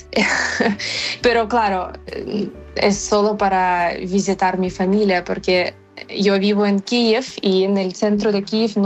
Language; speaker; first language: Spanish; non-native, fluent; Ukrainian